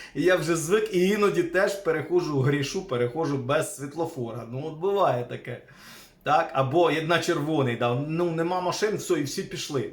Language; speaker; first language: Ukrainian; native; Ukrainian